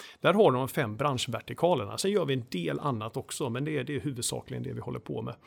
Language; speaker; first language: Swedish; native; Swedish